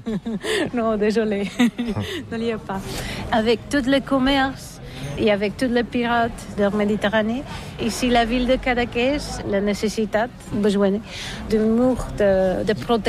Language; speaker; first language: French; non-native, learner; Catalan